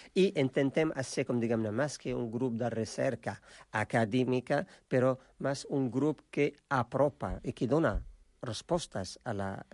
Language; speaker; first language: Catalan; non-native, fluent; Arabic